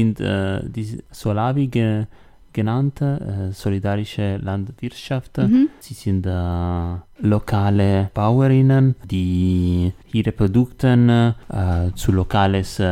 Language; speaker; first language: German; non-native, learner; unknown